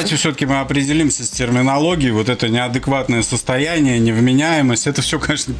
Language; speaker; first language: Russian; native; Russian